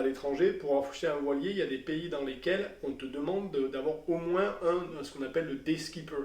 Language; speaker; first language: French; native; French